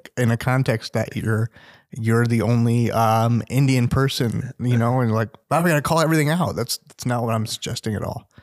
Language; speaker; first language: English; native; English